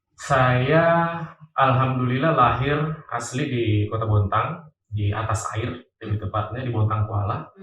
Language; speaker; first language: Indonesian; native; Indonesian